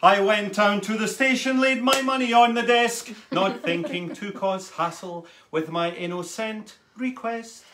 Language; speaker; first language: English; native; English